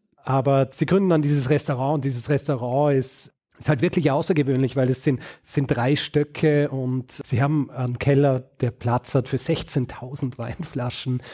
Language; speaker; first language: German; native; German